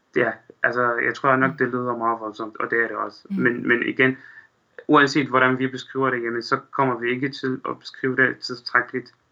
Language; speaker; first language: Danish; non-native, fluent; Arabic